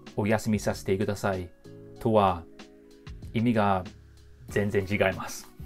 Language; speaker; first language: Japanese; non-native, fluent; English